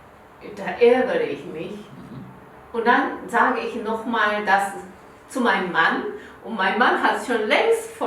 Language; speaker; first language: German; non-native, learner; Korean